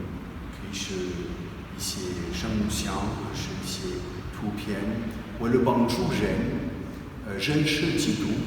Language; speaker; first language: Chinese; non-native, fluent; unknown